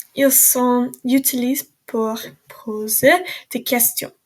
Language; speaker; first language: French; non-native, learner; English